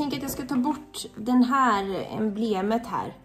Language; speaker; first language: Swedish; native; Swedish